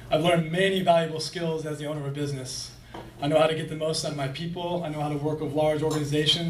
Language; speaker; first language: English; native; English